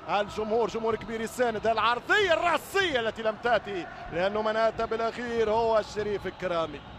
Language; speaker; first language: Arabic; native; Arabic